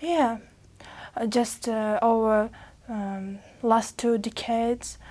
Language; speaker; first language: English; non-native, fluent; Uzbek